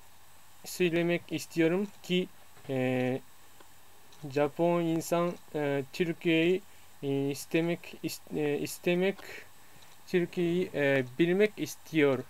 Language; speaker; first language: Turkish; non-native, learner; Japanese